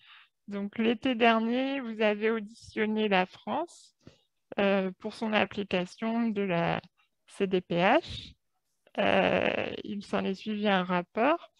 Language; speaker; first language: French; native; French